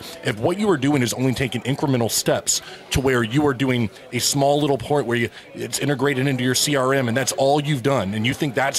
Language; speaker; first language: English; native; English